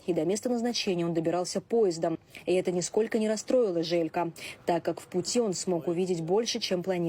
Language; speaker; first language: Russian; native; Russian